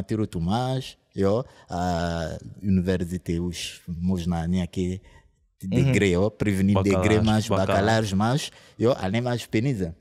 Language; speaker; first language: Czech; non-native, fluent; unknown